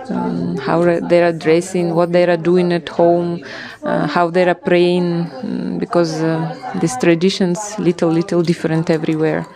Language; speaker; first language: English; non-native, fluent; Russian